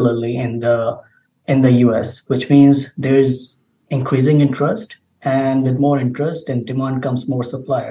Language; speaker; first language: English; non-native, local second language; Urdu